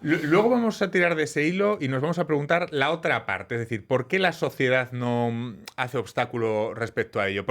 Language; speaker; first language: Spanish; native; Spanish